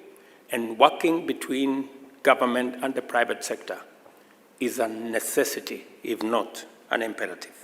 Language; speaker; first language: English; non-native, local second language; Swahili